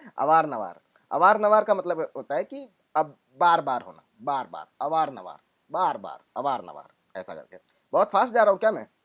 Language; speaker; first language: Hindi; non-native, local second language; Gujarati